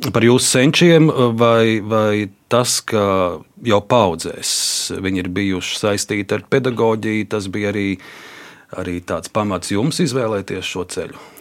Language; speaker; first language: Latvian; native; Latvian